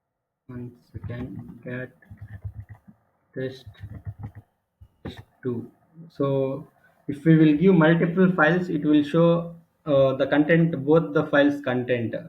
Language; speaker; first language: English; non-native, local second language; Telugu